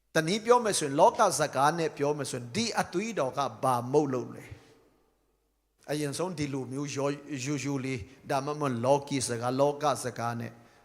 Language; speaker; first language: Burmese; non-native, local second language; Tedim Chin